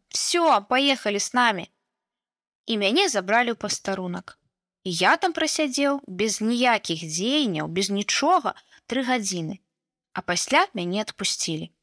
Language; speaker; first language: Belarusian; native; Belarusian